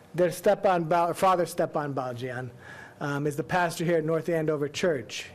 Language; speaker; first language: English; native; English